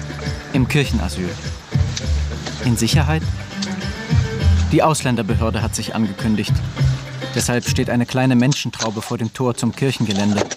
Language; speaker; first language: German; native; German